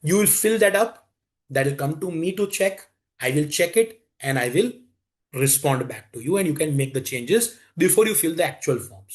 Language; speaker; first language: English; non-native, local second language; Hindi